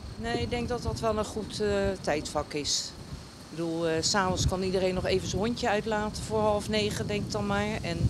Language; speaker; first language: Dutch; native; Dutch